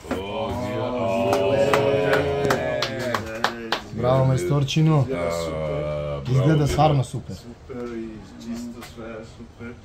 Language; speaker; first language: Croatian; non-native, learner; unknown